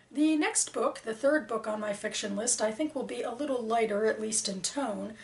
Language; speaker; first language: English; native; English